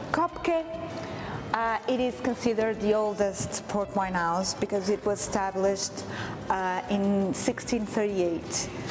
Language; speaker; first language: English; non-native, fluent; Portuguese